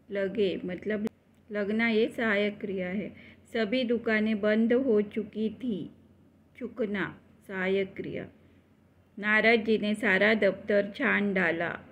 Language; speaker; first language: Hindi; non-native, local second language; Marathi